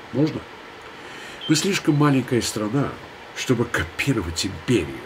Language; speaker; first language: Russian; non-native, local second language; Armenian